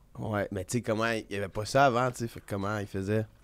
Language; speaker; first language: French; native; French